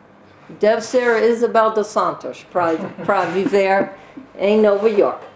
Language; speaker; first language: Portuguese; non-native, learner; English